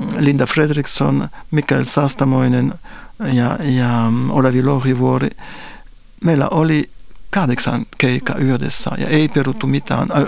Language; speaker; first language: Finnish; non-native, fluent; French